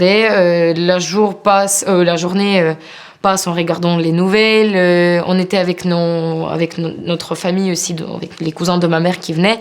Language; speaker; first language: French; non-native, fluent; Ukrainian